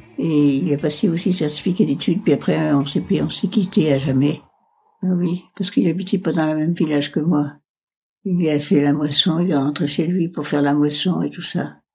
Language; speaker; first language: French; native; French